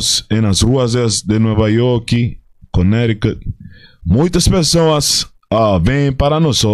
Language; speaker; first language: Portuguese; non-native, fluent; Spanish